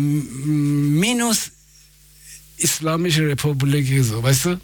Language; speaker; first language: German; non-native, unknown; Persian